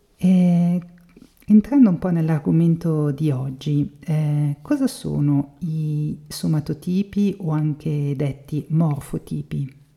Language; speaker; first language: Italian; native; Italian